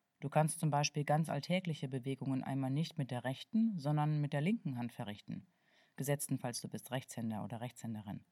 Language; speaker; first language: German; native; German